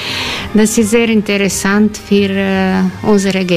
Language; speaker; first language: German; non-native, learner; Croatian